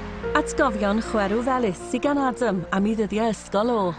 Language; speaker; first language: Welsh; native; Welsh